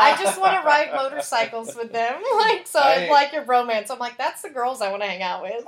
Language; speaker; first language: English; native; English